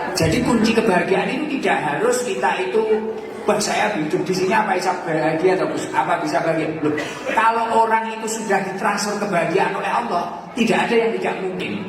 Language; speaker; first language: Indonesian; non-native, local second language; Javanese